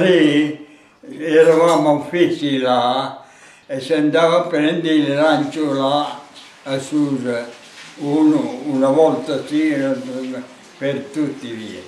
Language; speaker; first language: Italian; non-native, local second language; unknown